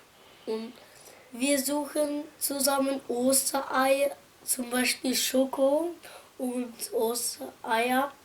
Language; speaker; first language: German; non-native, fluent; Arabic